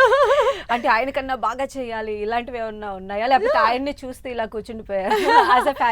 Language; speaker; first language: Telugu; native; Telugu